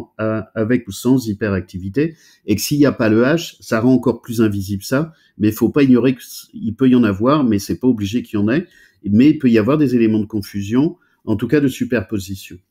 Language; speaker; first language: French; native; French